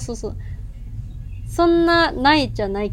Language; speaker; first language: Japanese; non-native, fluent; Cantonese